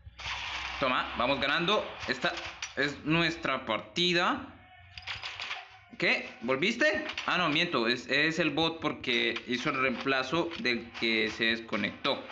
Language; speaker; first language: Spanish; native; Spanish